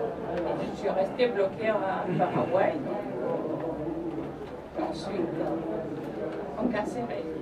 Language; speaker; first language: French; non-native, fluent; Spanish